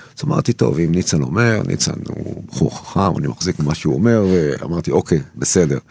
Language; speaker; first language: Hebrew; early bilingual, other home language; Turkish